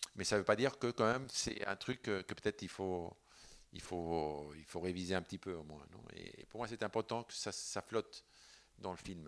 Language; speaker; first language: French; non-native, fluent; Spanish